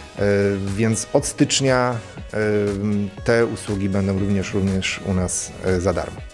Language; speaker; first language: Polish; native; Polish